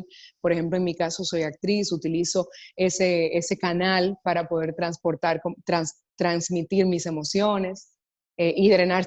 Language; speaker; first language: Spanish; native; Spanish